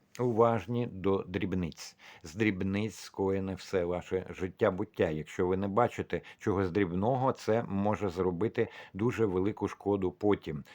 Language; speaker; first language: Ukrainian; non-native, local second language; Russian